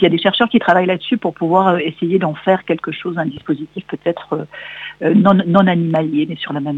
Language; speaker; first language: French; native; French